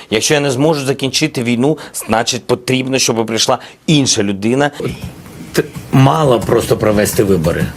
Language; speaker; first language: Ukrainian; non-native, local second language; Russian